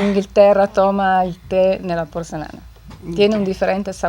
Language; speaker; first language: Spanish; non-native, fluent; Italian